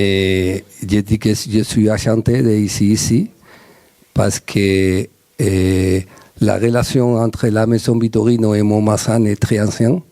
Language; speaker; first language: French; non-native, learner; Spanish